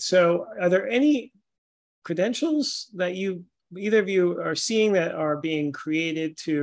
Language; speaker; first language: English; native; English